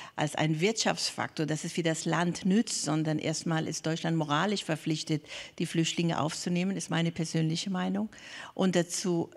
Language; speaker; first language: German; non-native, fluent; Persian